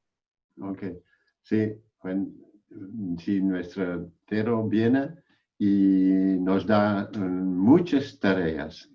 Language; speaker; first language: Spanish; non-native, fluent; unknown